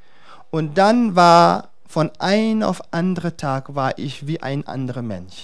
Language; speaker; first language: German; non-native, fluent; Dutch